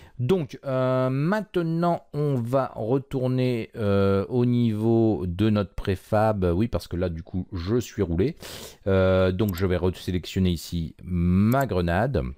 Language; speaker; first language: French; native; French